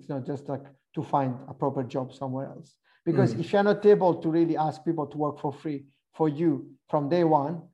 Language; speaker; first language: English; non-native, fluent; Italian